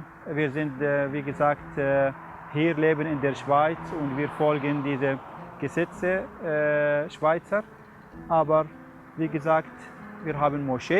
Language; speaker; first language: German; non-native, fluent; Arabic